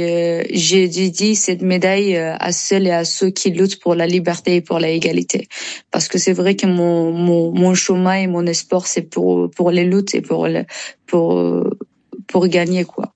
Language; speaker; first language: French; non-native, learner; Persian